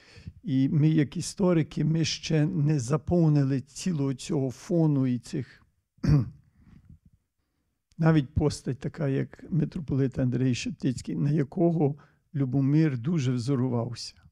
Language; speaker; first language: Ukrainian; early bilingual, heritage; Ukrainian